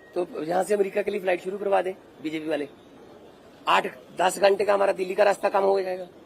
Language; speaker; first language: Hindi; non-native, local second language; Punjabi